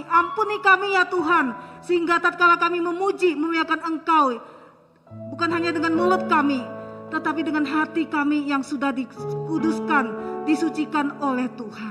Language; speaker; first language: Malay; native; Malay